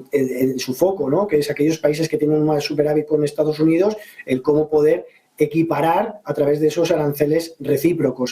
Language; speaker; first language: Spanish; native; Spanish